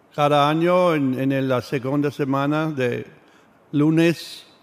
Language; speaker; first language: Spanish; non-native, learner; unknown